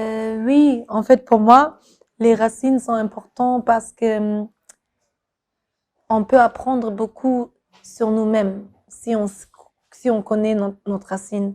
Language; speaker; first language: French; non-native, fluent; German